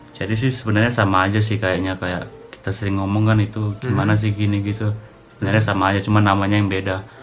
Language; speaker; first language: Indonesian; native; Indonesian